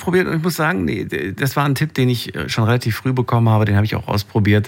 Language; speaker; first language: German; native; German